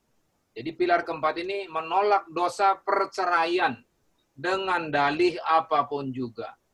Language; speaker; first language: Indonesian; native; Indonesian